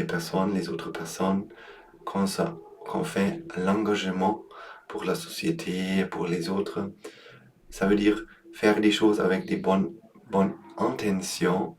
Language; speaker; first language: French; non-native, learner; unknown